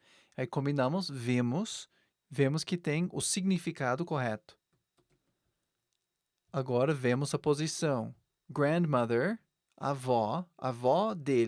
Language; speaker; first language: Portuguese; non-native, fluent; English